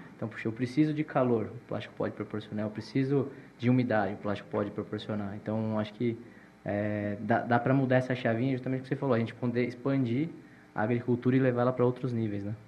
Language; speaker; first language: Portuguese; native; Portuguese